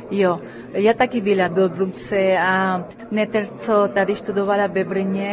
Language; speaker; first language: Czech; early bilingual, heritage; Spanish